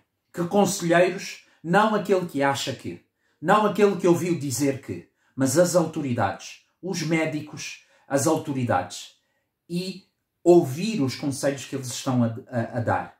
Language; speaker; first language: Portuguese; native; Portuguese